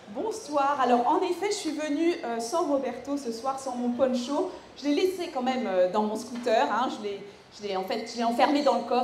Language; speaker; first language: French; native; French